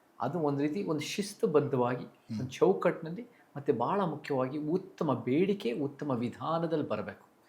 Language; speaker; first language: Kannada; early bilingual, heritage; Kannada